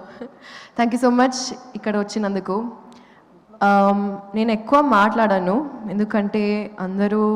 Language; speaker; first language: Telugu; non-native, local second language; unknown